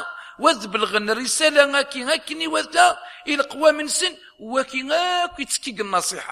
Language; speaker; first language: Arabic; non-native, local second language; Kabyle